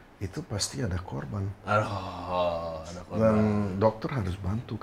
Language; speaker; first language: Indonesian; non-native, fluent; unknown